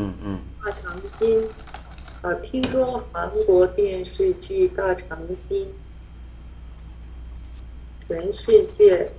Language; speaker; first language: Chinese; non-native, learner; Korean